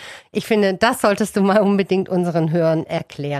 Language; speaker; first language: German; native; German